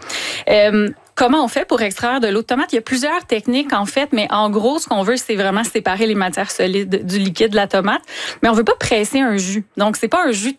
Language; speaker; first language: French; native; French